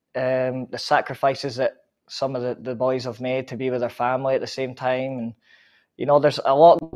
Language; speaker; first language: English; native; English